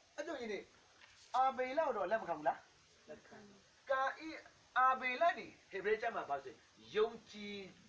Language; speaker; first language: Burmese; non-native, local second language; Kachin